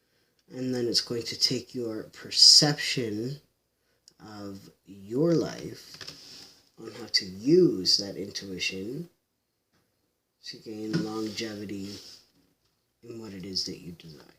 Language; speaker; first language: English; native; English